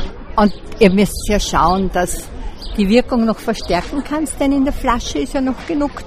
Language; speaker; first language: German; native; German